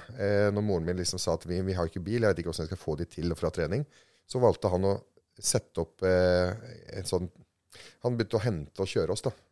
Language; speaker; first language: Norwegian; early bilingual, other home language; Arabic